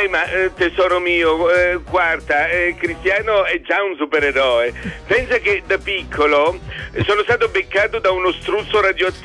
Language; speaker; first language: Italian; native; Italian